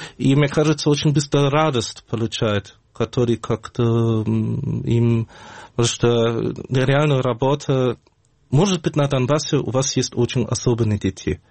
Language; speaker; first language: Russian; non-native, fluent; German